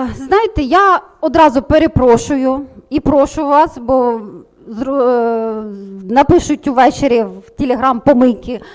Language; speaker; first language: Ukrainian; native; Ukrainian